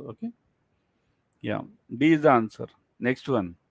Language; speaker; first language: English; non-native, local second language; Hindi